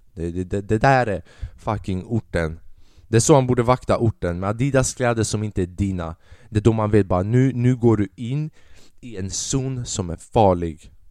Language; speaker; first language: Swedish; early bilingual, other home language; Albanian